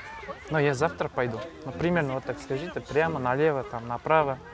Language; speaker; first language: Russian; non-native, local second language; Kazakh